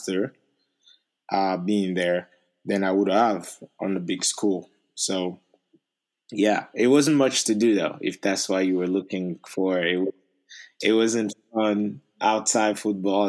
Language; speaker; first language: English; non-native, fluent; French